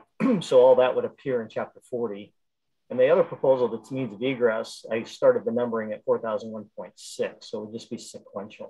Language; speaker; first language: English; native; English